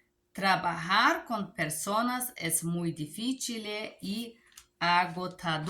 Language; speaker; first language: Spanish; non-native, learner; Bulgarian